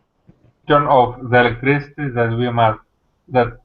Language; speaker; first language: English; non-native, learner; Russian